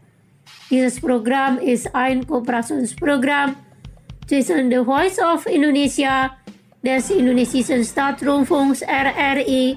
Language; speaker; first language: German; non-native, fluent; Indonesian